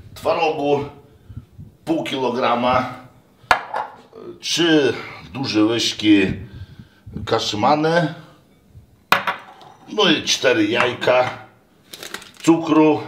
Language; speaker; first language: Polish; non-native, fluent; Lithuanian